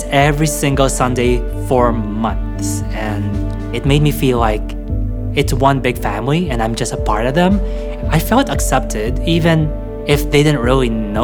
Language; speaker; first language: English; non-native, local second language; Filipino